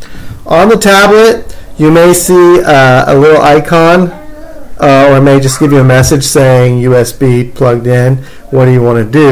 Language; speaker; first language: English; native; English